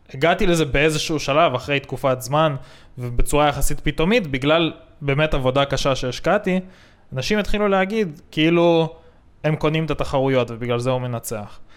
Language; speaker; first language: Hebrew; native; Hebrew